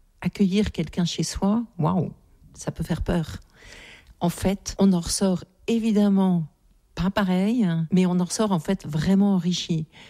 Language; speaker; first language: French; native; French